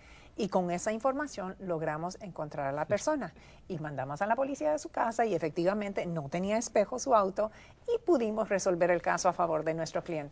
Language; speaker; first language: Spanish; native; Spanish